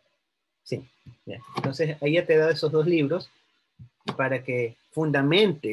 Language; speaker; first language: Spanish; native; Spanish